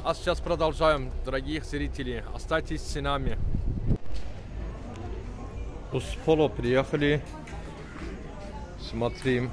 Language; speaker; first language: Russian; non-native, learner; Turkish